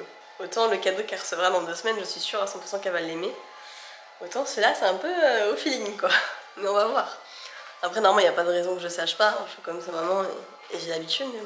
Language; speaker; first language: French; native; French